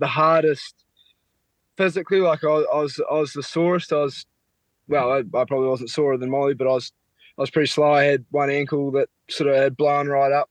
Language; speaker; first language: English; native; English